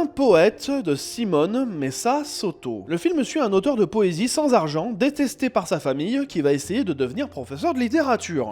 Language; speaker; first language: French; native; French